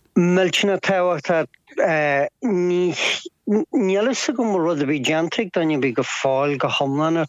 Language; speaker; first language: Irish; native; Irish